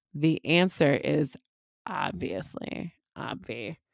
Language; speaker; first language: English; native; English